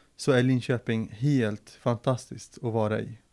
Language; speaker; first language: Swedish; early bilingual, other home language; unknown